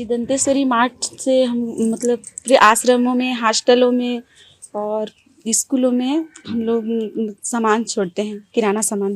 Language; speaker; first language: Hindi; non-native, local second language; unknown